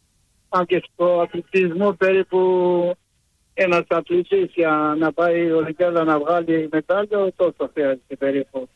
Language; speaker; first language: Greek; early bilingual, heritage; Greek